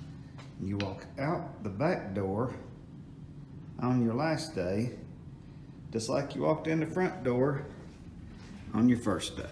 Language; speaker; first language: English; native; English